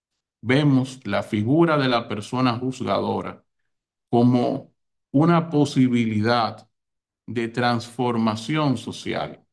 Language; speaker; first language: Spanish; native; Spanish